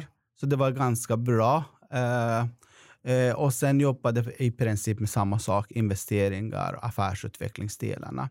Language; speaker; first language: Swedish; non-native, fluent; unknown